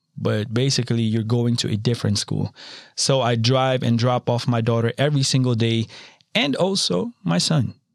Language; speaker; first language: English; non-native, local second language; Filipino